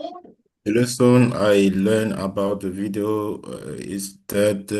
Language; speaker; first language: English; non-native, learner; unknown